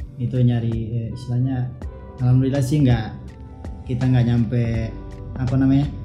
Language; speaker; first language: Indonesian; non-native, local second language; Minangkabau